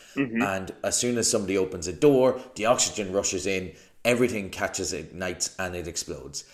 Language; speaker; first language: English; native; English